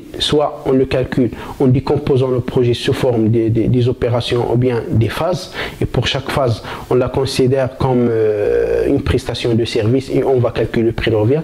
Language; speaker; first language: French; non-native, local second language; Arabic